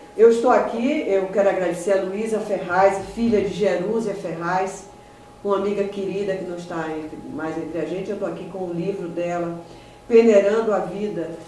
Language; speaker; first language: Portuguese; native; Portuguese